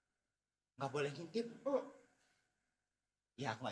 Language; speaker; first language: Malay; non-native, fluent; Japanese